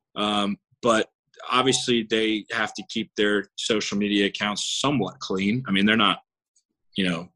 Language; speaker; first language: English; native; English